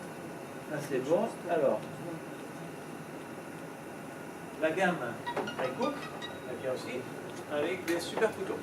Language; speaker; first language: French; native; French